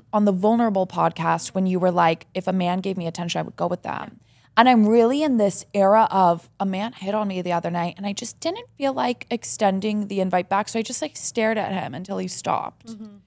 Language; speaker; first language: English; native; English